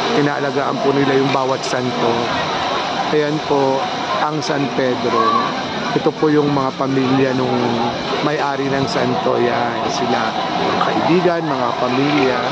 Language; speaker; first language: Filipino; native; Filipino